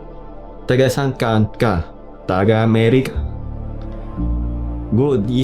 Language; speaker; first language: Filipino; non-native, learner; English